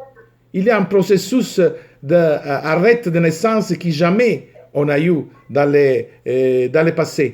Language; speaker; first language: French; non-native, fluent; Italian